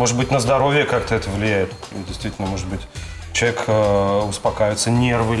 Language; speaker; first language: Russian; native; Russian